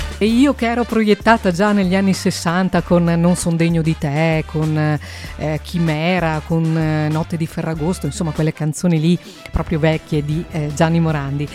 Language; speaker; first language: Italian; native; Italian